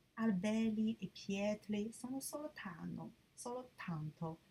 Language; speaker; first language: Italian; non-native, learner; Chinese